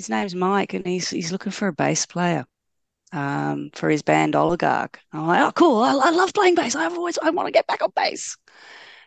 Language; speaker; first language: English; native; English